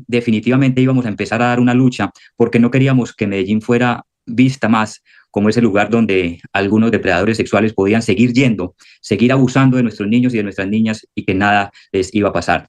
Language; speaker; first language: Spanish; native; Spanish